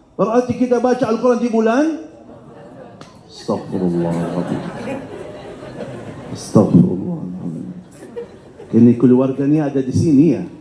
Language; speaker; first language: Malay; non-native, fluent; Arabic